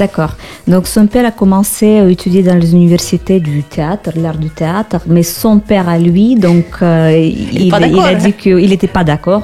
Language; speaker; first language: French; non-native, fluent; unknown